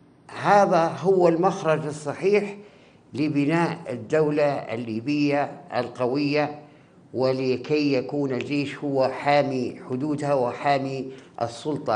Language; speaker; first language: Arabic; native; Arabic